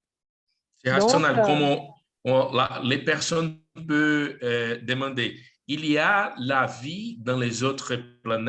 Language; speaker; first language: French; non-native, learner; Portuguese